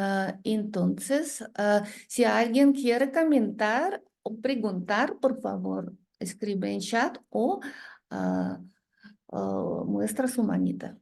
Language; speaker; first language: Spanish; non-native, learner; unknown